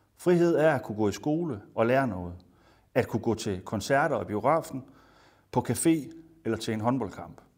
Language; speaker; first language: Danish; native; Danish